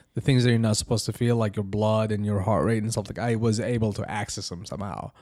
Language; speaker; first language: English; early bilingual, other home language; Arabic